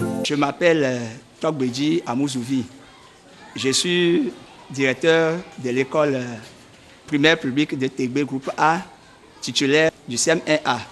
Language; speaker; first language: French; native; French